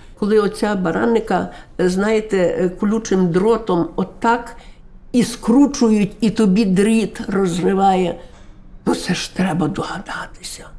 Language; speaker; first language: Ukrainian; native; Ukrainian